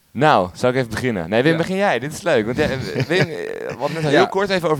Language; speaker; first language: Dutch; native; Dutch